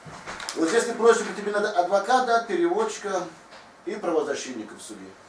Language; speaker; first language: Russian; non-native, fluent; Tajik